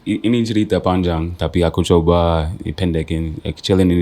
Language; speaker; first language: Indonesian; non-native, fluent; English